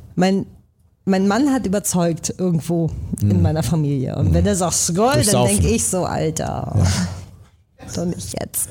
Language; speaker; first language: German; early bilingual, other home language; Danish